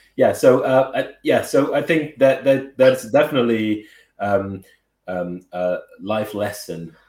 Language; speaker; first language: English; non-native, fluent; Portuguese